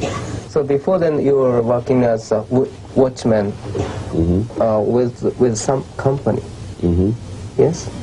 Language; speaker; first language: English; non-native, learner; Japanese